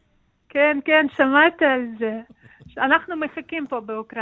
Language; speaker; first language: Hebrew; non-native, fluent; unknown